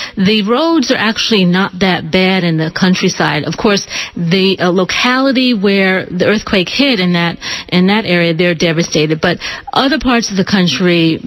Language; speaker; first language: English; native; English